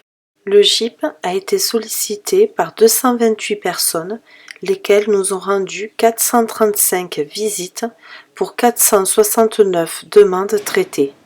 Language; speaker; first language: French; native; French